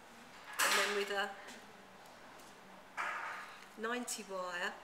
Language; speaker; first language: English; native; English